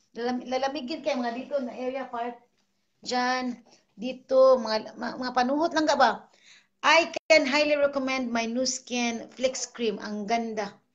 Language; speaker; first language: Filipino; non-native, local second language; Cebuano